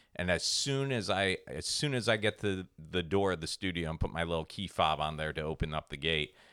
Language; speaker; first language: English; native; English